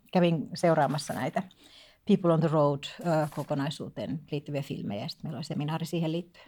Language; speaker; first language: Finnish; native; Finnish